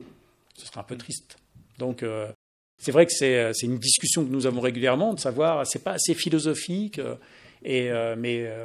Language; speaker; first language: French; native; French